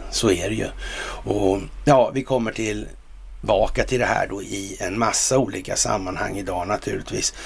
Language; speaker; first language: Swedish; native; Swedish